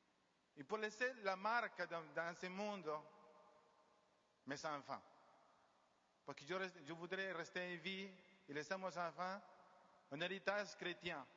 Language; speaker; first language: French; non-native, learner; Spanish